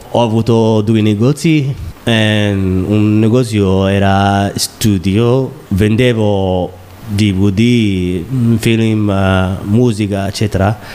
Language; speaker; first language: Italian; non-native, learner; Somali